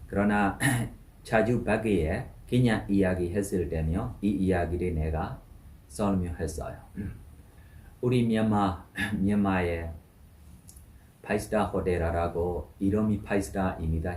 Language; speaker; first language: Korean; non-native, learner; Burmese